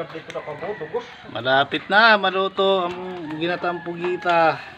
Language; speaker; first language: Filipino; native; Filipino